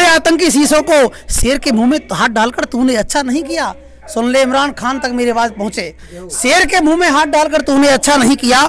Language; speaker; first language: Hindi; native; Hindi